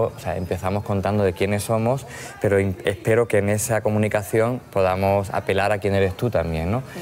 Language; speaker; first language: Spanish; native; Spanish